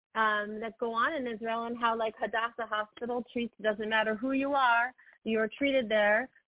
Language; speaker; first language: English; native; English